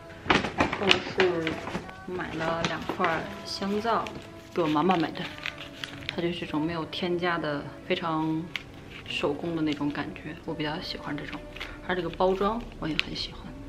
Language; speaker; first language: Chinese; native; Chinese